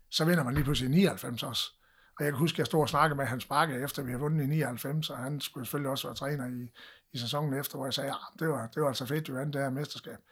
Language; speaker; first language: Danish; native; Danish